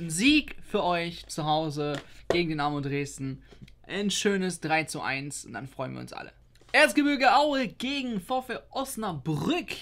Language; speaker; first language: German; native; German